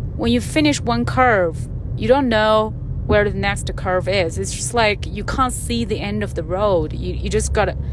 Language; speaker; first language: English; non-native, fluent; Chinese